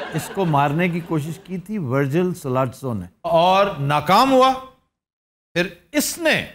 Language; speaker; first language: Urdu; non-native, local second language; Punjabi